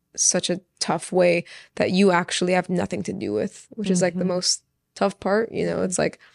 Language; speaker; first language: English; early bilingual, other home language; Persian